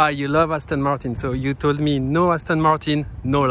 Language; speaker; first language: English; non-native, learner; French